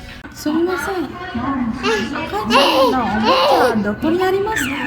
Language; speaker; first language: Japanese; non-native, learner; Sinhala